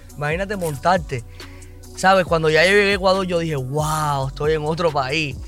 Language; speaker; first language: Spanish; native; Spanish